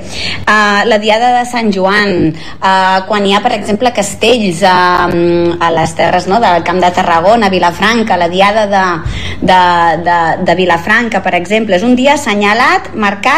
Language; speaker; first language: Catalan; native; Catalan